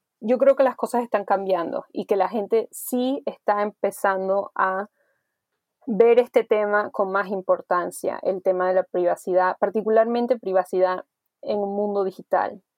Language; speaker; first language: Spanish; early bilingual, heritage; Spanish